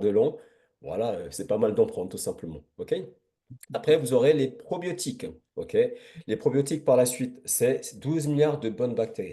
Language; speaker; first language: French; native; French